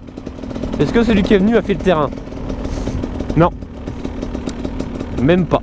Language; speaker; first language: French; native; French